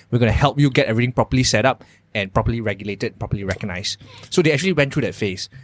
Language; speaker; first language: English; non-native, local second language; Chinese